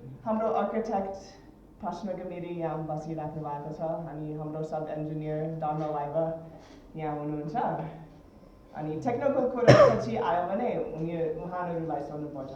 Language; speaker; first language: Nepali; early bilingual, heritage; Nepali